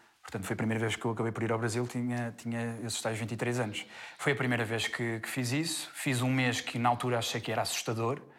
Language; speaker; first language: Portuguese; native; Portuguese